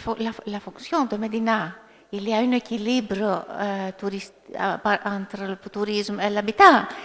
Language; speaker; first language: French; non-native, fluent; Greek